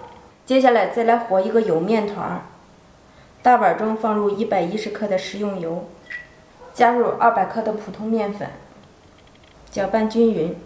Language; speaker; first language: Chinese; native; Chinese